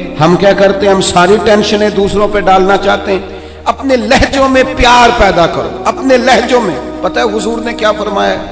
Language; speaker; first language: Urdu; non-native, local second language; Punjabi